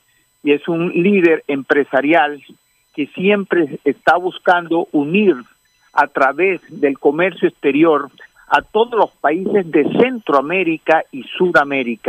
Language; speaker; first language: Spanish; native; Spanish